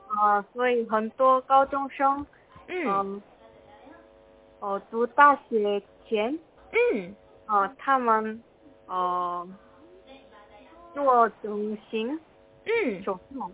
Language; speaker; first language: Chinese; non-native, learner; Korean